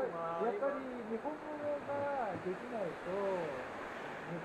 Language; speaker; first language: Japanese; non-native, fluent; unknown